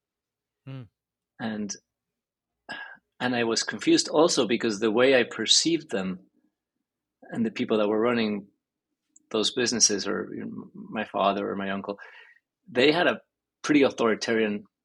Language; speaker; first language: English; early bilingual, other home language; Spanish